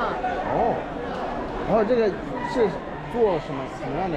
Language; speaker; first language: Chinese; non-native, learner; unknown